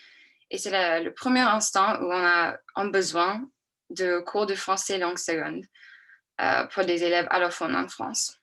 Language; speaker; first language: French; non-native, fluent; English